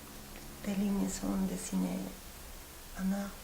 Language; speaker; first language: French; non-native, fluent; Spanish